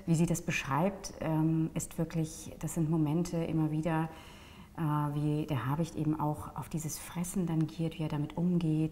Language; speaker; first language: German; native; German